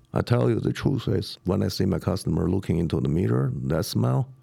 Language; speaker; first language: English; non-native, learner; Chinese